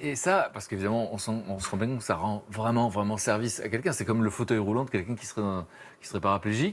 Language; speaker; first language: French; native; French